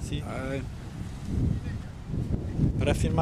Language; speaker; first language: Spanish; non-native, learner; French